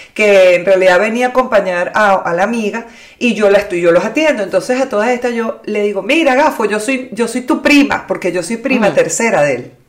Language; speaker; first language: Spanish; native; Spanish